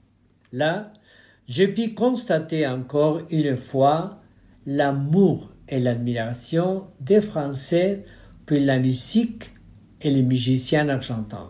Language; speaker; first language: French; non-native, fluent; Spanish